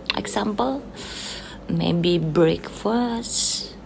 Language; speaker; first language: English; non-native, learner; Indonesian